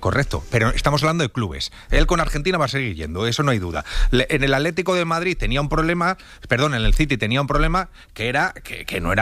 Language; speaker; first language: Spanish; native; Spanish